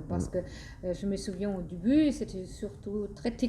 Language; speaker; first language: French; non-native, fluent; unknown